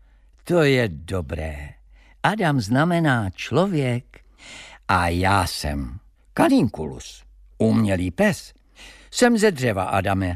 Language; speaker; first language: Czech; native; Czech